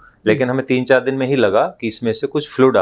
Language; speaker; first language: Hindi; native; Hindi